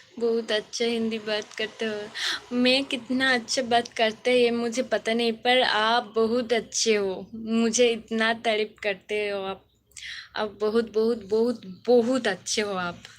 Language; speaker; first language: Hindi; non-native, local second language; Bangla